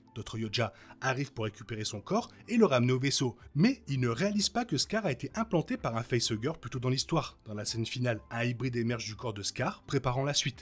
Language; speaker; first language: French; native; French